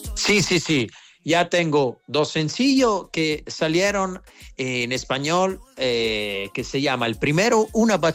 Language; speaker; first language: Spanish; non-native, learner; Italian